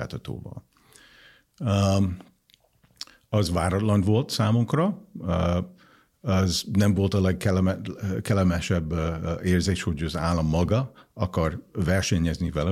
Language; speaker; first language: Hungarian; non-native, fluent; English